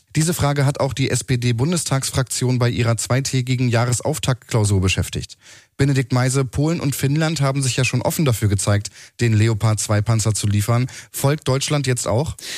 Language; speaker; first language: German; native; German